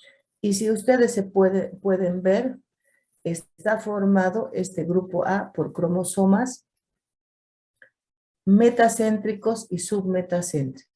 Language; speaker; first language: Spanish; native; Spanish